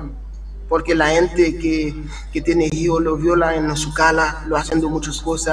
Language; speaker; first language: Spanish; non-native, learner; Haitian Creole